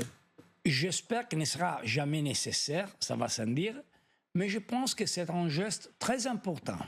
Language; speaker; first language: French; non-native, fluent; Italian